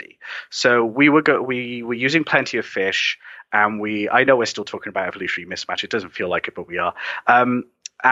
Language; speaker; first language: English; native; English